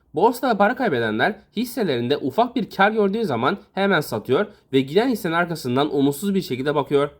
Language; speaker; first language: Turkish; native; Turkish